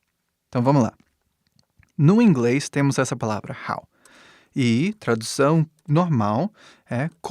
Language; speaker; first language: Portuguese; non-native, fluent; English